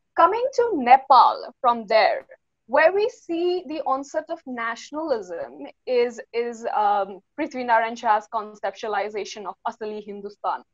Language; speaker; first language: English; non-native, local second language; Nepali